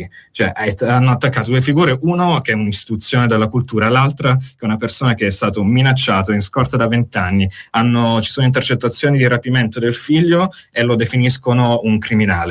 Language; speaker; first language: Italian; native; Italian